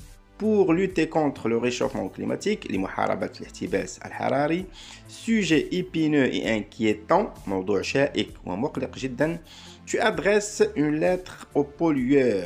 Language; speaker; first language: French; non-native, local second language; Arabic